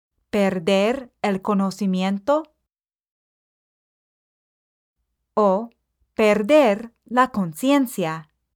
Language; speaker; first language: Spanish; non-native, fluent; English